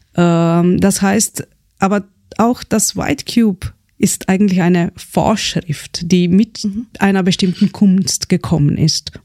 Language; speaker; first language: German; non-native, fluent; Slovenian